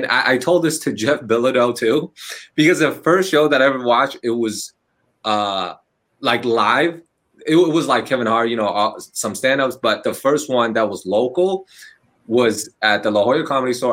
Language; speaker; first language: English; non-native, fluent; Chinese